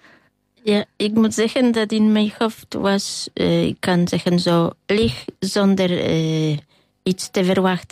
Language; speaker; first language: Dutch; non-native, learner; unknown